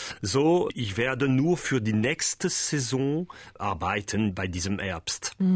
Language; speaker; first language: German; non-native, learner; French